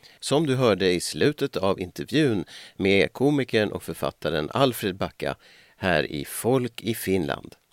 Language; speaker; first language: Swedish; native; Swedish